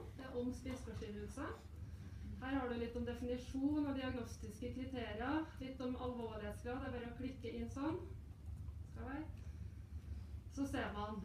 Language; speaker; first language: Norwegian; native; Norwegian